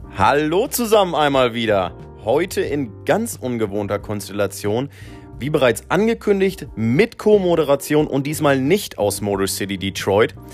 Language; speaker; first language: German; native; German